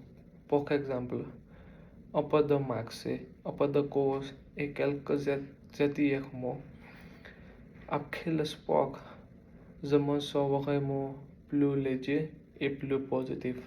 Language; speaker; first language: French; non-native, learner; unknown